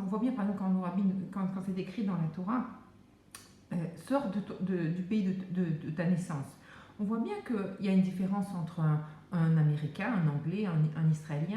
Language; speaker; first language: French; native; French